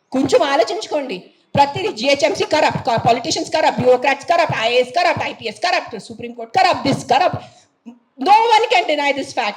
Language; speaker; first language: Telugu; non-native, fluent; Marathi